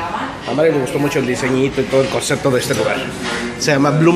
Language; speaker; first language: Spanish; native; Spanish